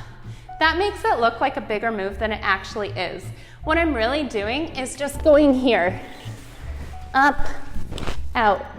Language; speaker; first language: English; native; English